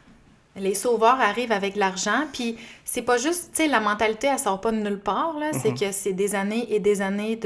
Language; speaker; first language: French; native; French